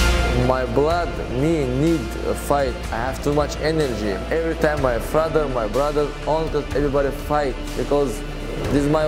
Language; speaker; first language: English; non-native, learner; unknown